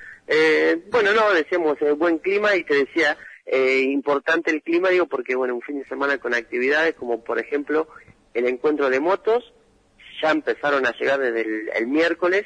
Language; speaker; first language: Spanish; native; Spanish